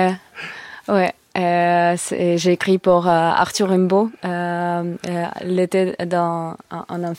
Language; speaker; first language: French; non-native, learner; Russian